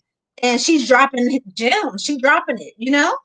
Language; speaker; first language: English; native; English